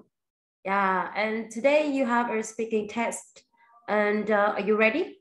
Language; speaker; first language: English; non-native, fluent; Vietnamese